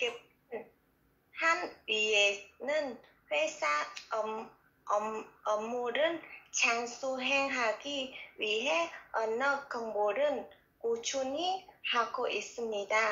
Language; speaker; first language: Korean; non-native, learner; Vietnamese